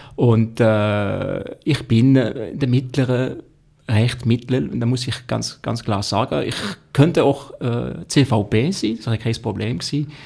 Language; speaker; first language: German; non-native, local second language; French